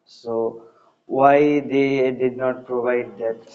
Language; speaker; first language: English; non-native, learner; Bangla